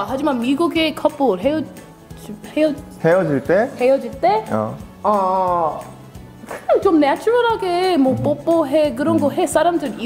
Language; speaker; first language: Korean; non-native, learner; English